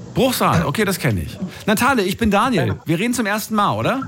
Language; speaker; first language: German; native; German